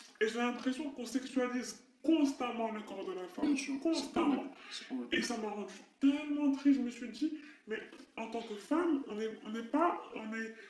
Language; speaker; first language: French; non-native, local second language; Arabic